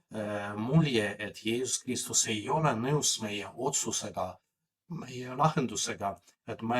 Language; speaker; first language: Estonian; non-native, fluent; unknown